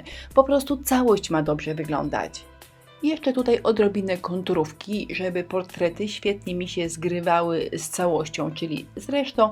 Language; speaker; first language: Polish; native; Polish